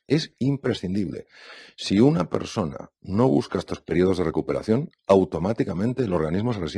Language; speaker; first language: Spanish; native; Spanish